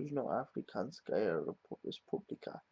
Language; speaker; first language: Russian; non-native, learner; English